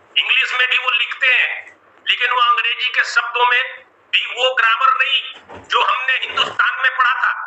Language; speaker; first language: Hindi; native; Hindi